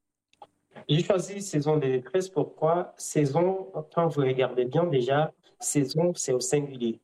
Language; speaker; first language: French; non-native, local second language; Comorian